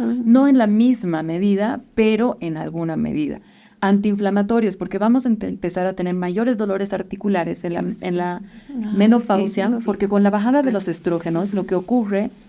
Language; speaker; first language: Spanish; native; Spanish